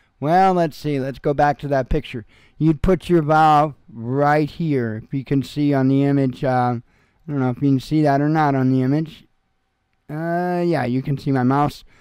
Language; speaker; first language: English; native; English